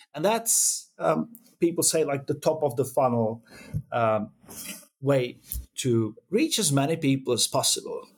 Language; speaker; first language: English; non-native, fluent; Czech